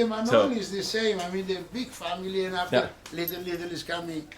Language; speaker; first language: English; non-native, learner; Greek